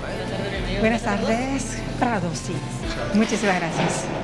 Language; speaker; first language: Spanish; non-native, learner; Portuguese